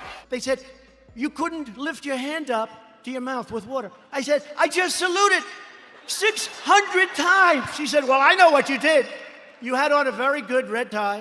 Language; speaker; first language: English; native; English